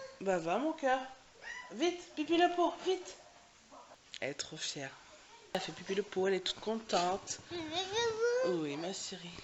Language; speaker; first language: French; native; French